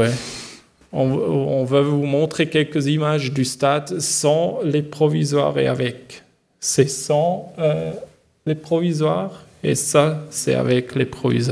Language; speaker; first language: French; non-native, learner; German